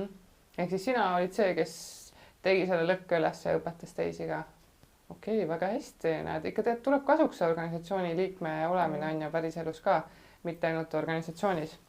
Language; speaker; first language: Estonian; native; Estonian